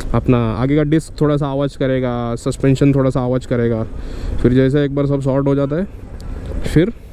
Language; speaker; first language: Hindi; non-native, local second language; Odia